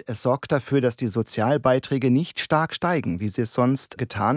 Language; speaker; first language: German; native; German